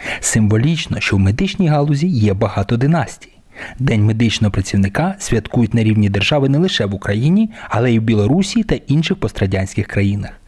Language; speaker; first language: Ukrainian; native; Ukrainian